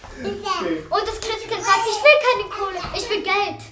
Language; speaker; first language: German; native; German